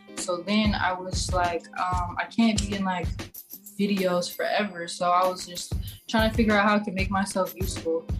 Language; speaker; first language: English; native; English